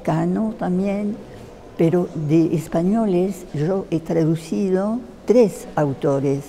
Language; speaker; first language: Spanish; non-native, fluent; French